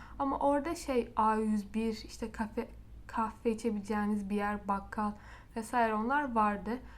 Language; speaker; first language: Turkish; native; Turkish